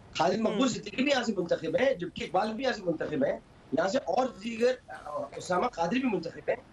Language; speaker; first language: Urdu; native; Urdu